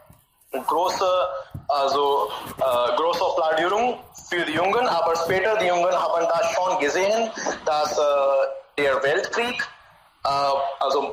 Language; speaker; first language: German; non-native, learner; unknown